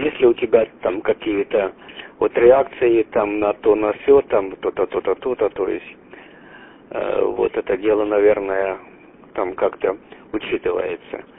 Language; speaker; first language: Russian; native; Russian